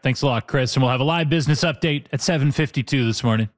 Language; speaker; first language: English; native; English